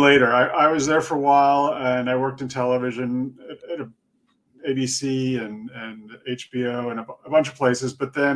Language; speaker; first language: English; native; English